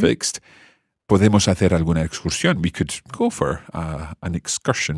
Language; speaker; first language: Spanish; non-native, fluent; English